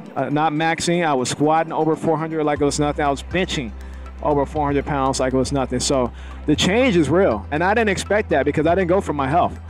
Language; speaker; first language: English; native; English